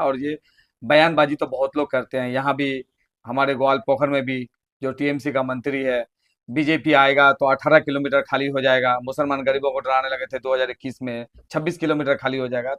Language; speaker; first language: Hindi; non-native, local second language; Bangla